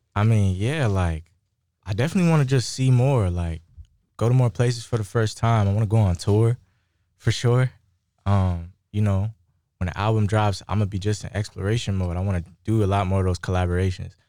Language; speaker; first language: English; native; English